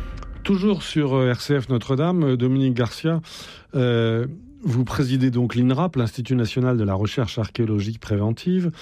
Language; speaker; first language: French; native; French